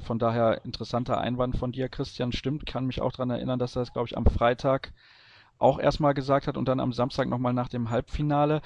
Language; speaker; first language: German; native; German